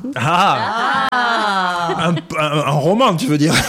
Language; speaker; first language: French; native; French